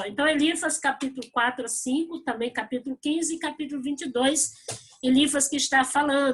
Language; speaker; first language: Portuguese; native; Portuguese